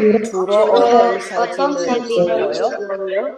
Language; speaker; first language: Korean; non-native, learner; Indonesian